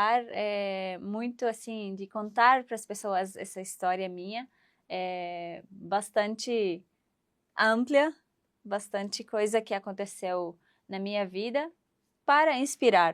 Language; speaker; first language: Portuguese; non-native, fluent; Arabic